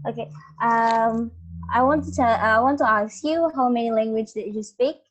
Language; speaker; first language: English; non-native, learner; Indonesian